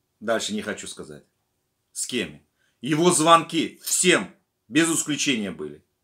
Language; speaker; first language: Russian; non-native, local second language; Turkmen